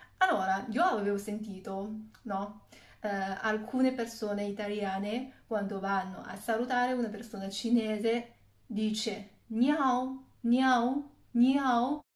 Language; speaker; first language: Italian; non-native, fluent; Chinese